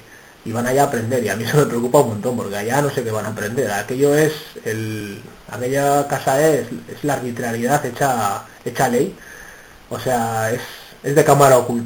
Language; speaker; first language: Spanish; native; Spanish